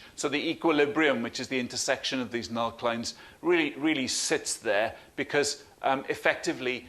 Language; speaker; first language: English; native; English